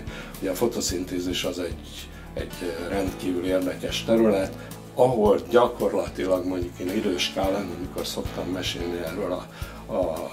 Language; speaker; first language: Hungarian; native; Hungarian